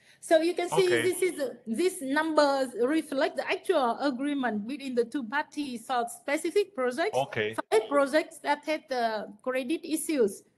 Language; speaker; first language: English; non-native, fluent; Vietnamese